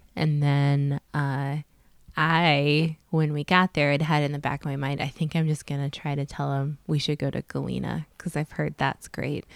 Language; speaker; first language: English; native; English